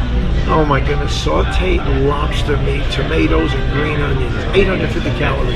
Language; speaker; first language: English; native; English